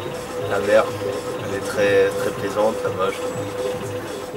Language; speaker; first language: French; non-native, fluent; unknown